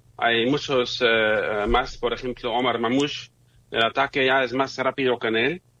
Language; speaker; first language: Spanish; non-native, fluent; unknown